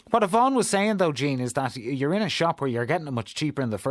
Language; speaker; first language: English; native; English